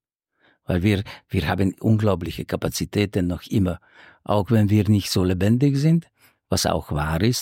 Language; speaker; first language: German; non-native, fluent; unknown